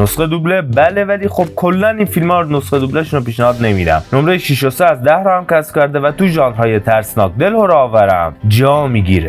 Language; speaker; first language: Persian; native; Persian